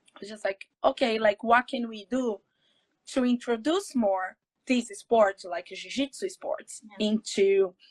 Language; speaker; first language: English; non-native, fluent; Portuguese